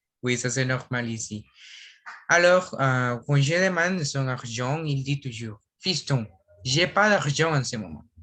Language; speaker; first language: French; non-native, learner; Spanish